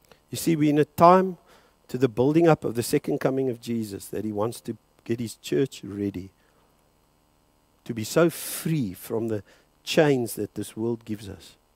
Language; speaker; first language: English; native; English